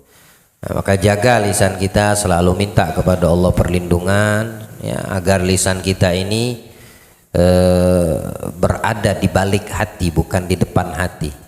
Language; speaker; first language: Indonesian; native; Indonesian